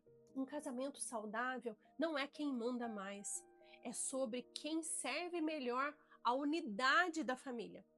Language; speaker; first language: Portuguese; native; Portuguese